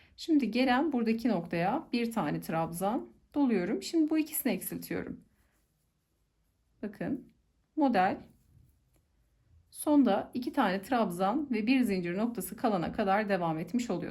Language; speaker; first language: Turkish; native; Turkish